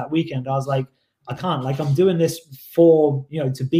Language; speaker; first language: English; native; English